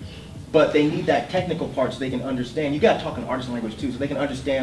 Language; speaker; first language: English; native; English